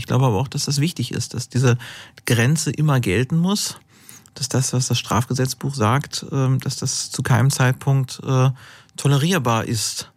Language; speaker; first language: German; native; German